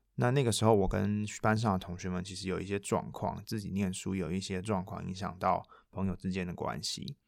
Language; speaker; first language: Chinese; non-native, local second language; Min Nan Chinese